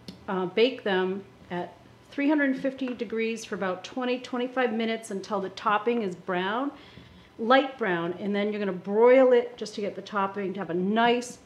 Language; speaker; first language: English; native; English